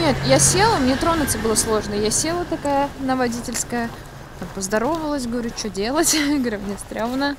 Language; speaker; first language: Russian; native; Russian